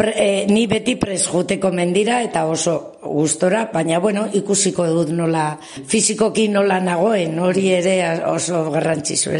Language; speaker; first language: Basque; non-native, local second language; Spanish